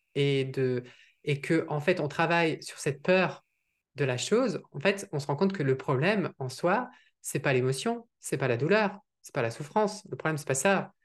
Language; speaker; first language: French; native; French